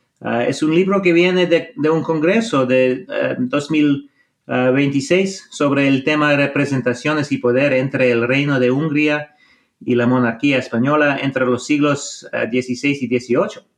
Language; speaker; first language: Spanish; non-native, fluent; English